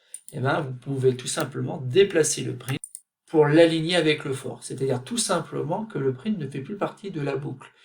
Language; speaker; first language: French; native; French